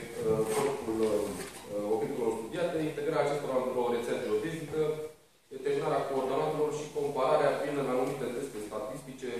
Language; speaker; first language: Romanian; native; Romanian